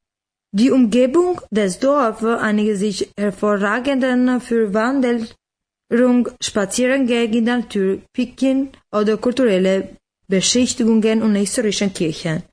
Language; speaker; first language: German; non-native, learner; Albanian